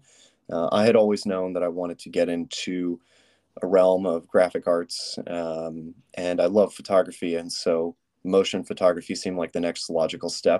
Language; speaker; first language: English; native; English